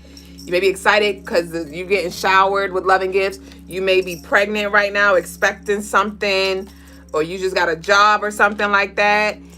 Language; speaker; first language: English; native; English